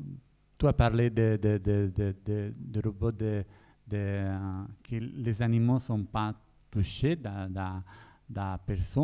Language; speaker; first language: French; non-native, learner; Italian